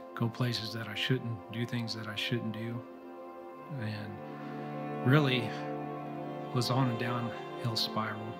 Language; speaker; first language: English; native; English